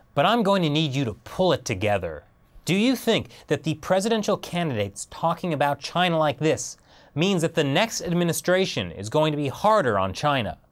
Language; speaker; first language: English; native; English